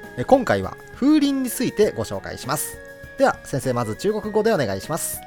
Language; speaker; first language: Japanese; native; Japanese